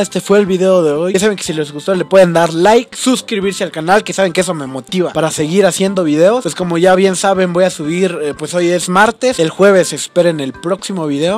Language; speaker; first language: Spanish; native; Spanish